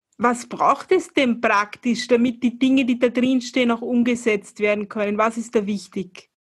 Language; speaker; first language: German; native; German